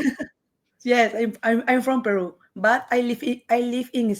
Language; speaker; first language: English; non-native, learner; Spanish